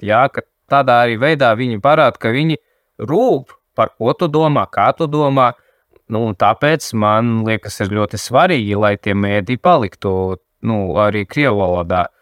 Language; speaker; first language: Latvian; non-native, local second language; Russian